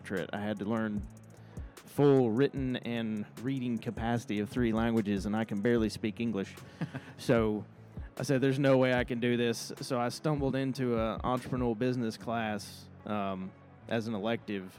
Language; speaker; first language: English; native; English